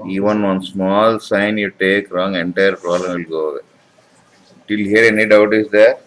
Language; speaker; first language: English; non-native, local second language; Urdu